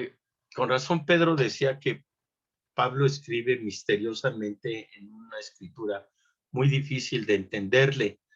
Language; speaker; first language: Spanish; native; Spanish